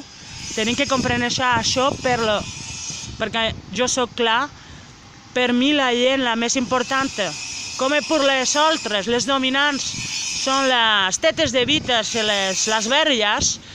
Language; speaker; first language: Catalan; non-native, local second language; Spanish